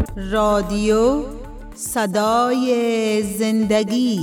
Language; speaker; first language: Persian; native; Persian